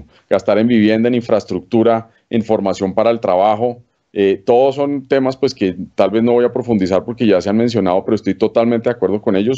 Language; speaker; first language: Spanish; native; Spanish